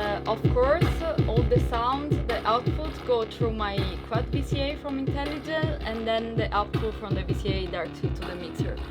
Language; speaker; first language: English; non-native, fluent; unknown